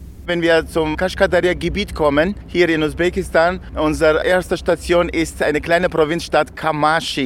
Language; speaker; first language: German; non-native, fluent; Uzbek